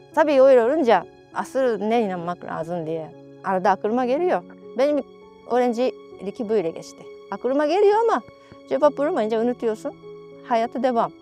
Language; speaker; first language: Turkish; non-native, fluent; Japanese